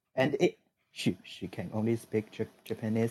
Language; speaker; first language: English; non-native, learner; Chinese